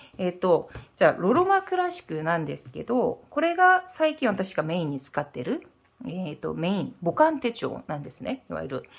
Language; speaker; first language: Japanese; non-native, fluent; Korean